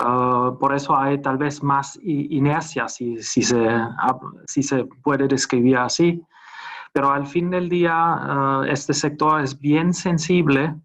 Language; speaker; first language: Spanish; non-native, fluent; German